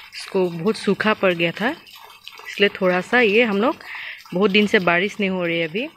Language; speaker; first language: Hindi; non-native, local second language; Assamese